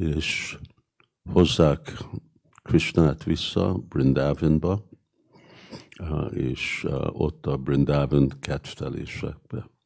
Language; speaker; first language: Hungarian; early bilingual, heritage; Hungarian